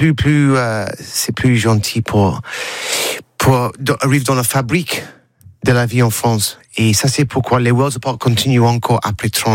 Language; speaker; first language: French; non-native, learner; English